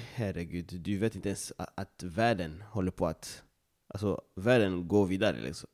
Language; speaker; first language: Swedish; non-native, fluent; Lingala